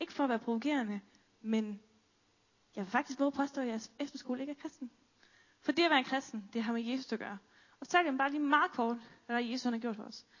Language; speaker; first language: Danish; native; Danish